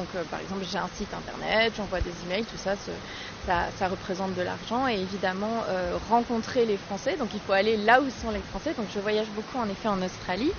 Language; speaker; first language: French; native; French